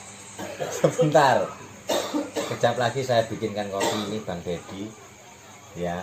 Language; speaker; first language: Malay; non-native, local second language; Javanese